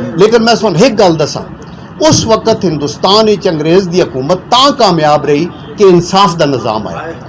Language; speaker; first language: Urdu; non-native, local second language; Punjabi